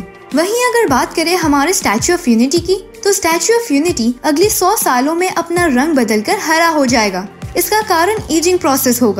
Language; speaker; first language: Hindi; native; Hindi